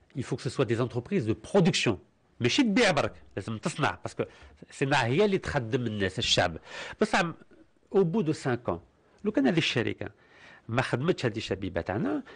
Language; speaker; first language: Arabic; early bilingual, heritage; Arabic